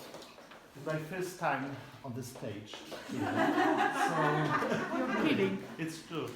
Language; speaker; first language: English; non-native, learner; Polish